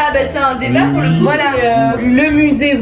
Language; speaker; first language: French; native; French